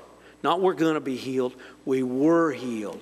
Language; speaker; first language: English; native; English